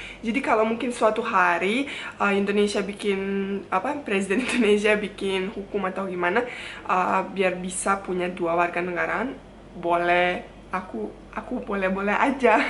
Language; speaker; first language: Indonesian; non-native, fluent; Bosnian